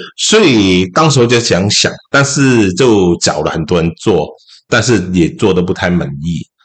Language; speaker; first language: Chinese; non-native, local second language; Cantonese